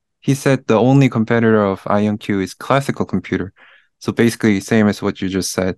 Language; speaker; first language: English; non-native, fluent; Korean